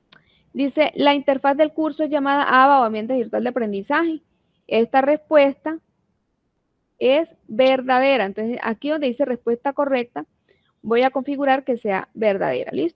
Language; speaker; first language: Spanish; native; Spanish